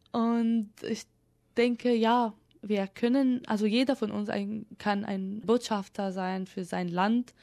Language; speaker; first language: German; non-native, fluent; Arabic